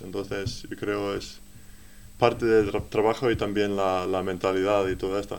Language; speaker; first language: Spanish; non-native, learner; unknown